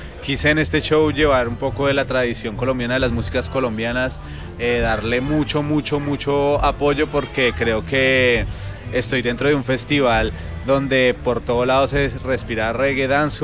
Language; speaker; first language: Spanish; native; Spanish